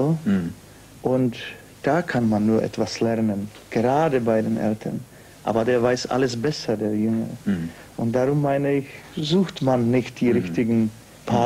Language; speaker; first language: German; non-native, fluent; Czech